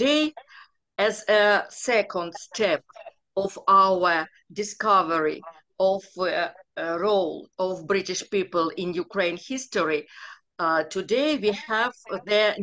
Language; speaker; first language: English; non-native, learner; Ukrainian